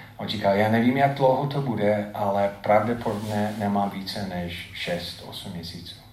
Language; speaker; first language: Czech; non-native, fluent; English